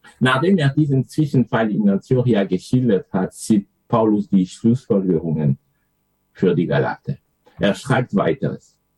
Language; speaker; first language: German; non-native, fluent; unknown